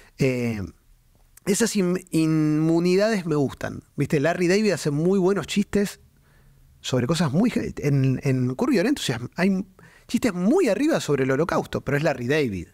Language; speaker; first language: Spanish; native; Spanish